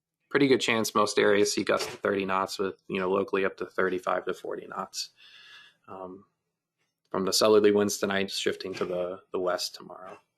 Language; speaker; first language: English; native; English